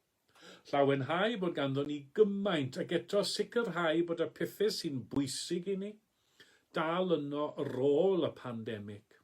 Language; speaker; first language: Welsh; native; Welsh